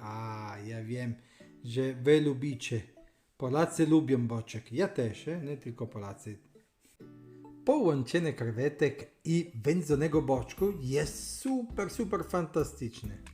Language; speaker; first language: Polish; non-native, learner; Italian